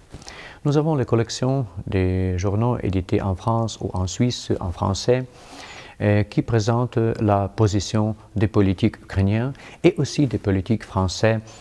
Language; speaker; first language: French; non-native, fluent; Ukrainian